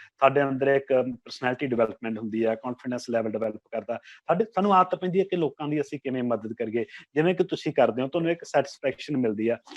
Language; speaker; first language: Punjabi; native; Punjabi